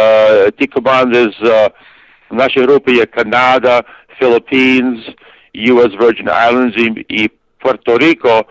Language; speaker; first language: Ukrainian; early bilingual, heritage; Ukrainian